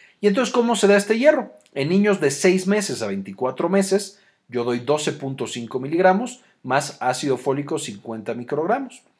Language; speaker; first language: Spanish; native; Spanish